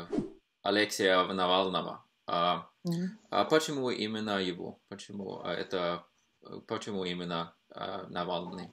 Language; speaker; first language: Russian; non-native, fluent; Norwegian